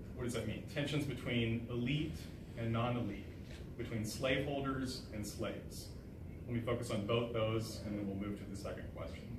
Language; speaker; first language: English; native; English